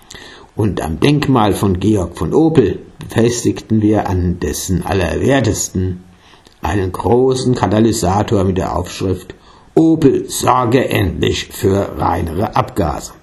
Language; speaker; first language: German; native; German